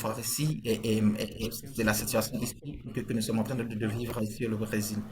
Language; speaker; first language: French; non-native, fluent; Portuguese